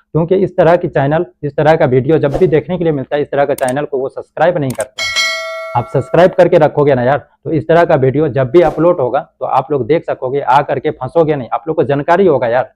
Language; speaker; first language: Hindi; native; Hindi